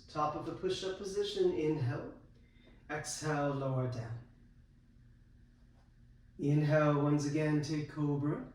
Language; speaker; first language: English; native; English